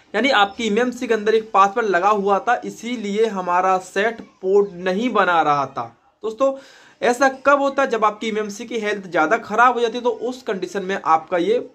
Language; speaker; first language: Hindi; native; Hindi